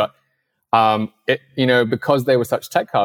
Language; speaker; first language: English; non-native, local second language; Cantonese